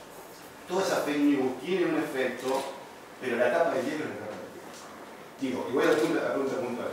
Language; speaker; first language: Spanish; native; Spanish